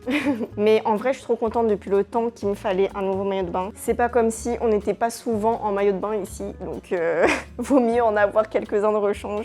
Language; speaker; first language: French; native; French